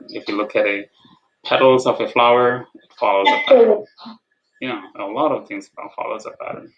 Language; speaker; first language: English; non-native, fluent; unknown